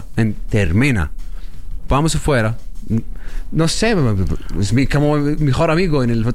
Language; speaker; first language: Spanish; non-native, learner; Arabic